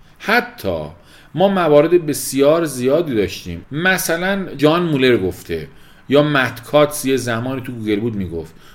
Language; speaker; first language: Persian; native; Persian